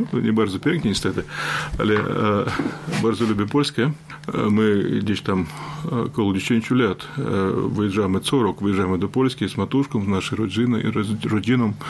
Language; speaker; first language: Polish; non-native, learner; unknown